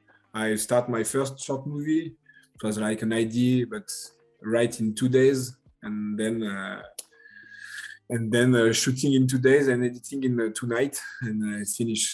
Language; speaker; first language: English; non-native, learner; French